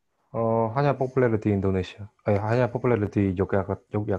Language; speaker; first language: Indonesian; non-native, learner; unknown